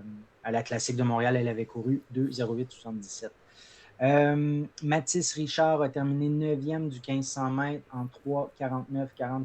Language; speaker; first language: French; native; French